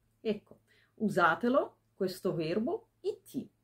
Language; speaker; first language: Italian; non-native, fluent; Russian